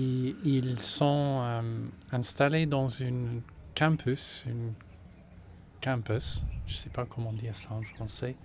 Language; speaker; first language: French; non-native, fluent; English